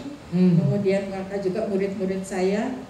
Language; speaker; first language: Indonesian; native; Indonesian